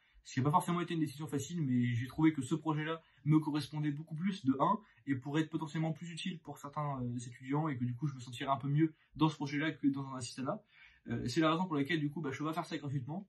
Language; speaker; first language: French; native; French